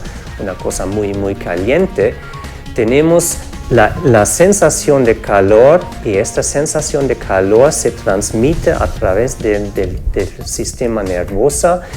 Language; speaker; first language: Spanish; non-native, fluent; German